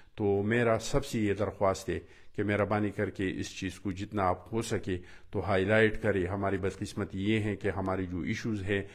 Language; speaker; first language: Urdu; non-native, local second language; Pashto